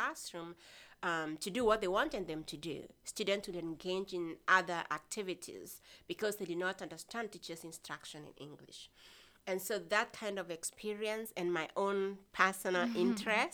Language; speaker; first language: English; non-native, local second language; Meru